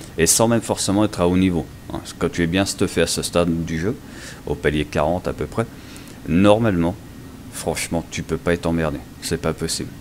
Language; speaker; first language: French; native; French